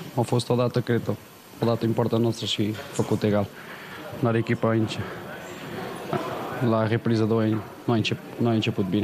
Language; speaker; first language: Romanian; non-native, learner; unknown